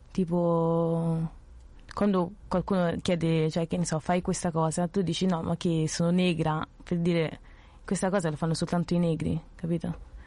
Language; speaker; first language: Italian; early bilingual, other home language; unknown